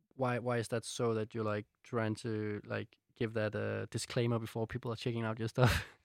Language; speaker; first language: English; non-native, fluent; Danish